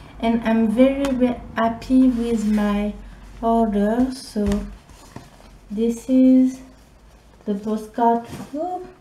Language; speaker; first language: English; non-native, learner; French